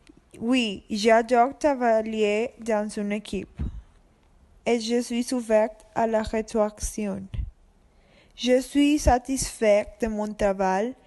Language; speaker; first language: French; non-native, learner; Spanish